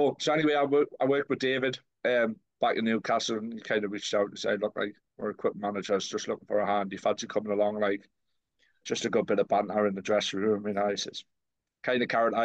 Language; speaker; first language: English; native; English